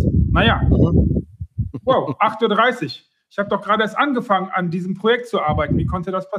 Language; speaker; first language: German; native; German